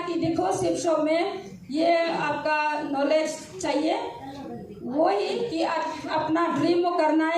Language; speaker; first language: Hindi; non-native, local second language; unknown